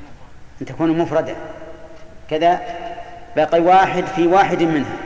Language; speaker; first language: Arabic; native; Arabic